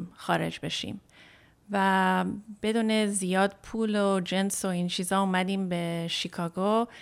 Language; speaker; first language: Persian; early bilingual, heritage; Persian